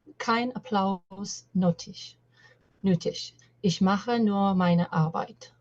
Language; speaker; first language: German; non-native, learner; English